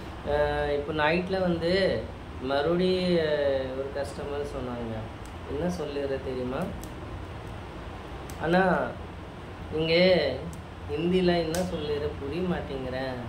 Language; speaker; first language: Tamil; non-native, fluent; Hindi